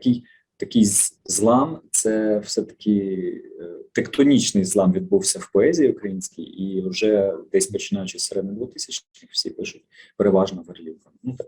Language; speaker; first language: Ukrainian; native; Ukrainian